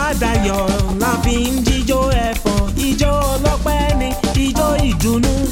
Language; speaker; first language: Spanish; non-native, learner; Yoruba